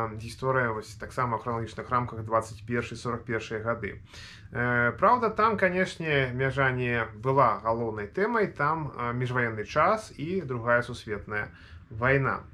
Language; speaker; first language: Belarusian; native; Belarusian